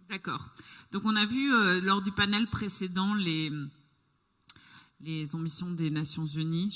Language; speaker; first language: French; native; French